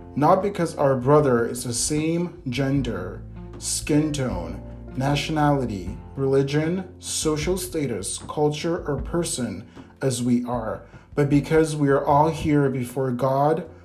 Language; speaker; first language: English; native; English